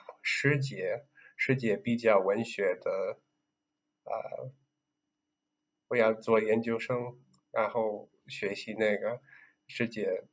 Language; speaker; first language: Chinese; non-native, learner; English